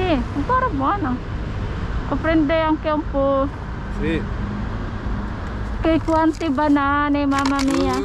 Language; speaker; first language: Italian; non-native, learner; Filipino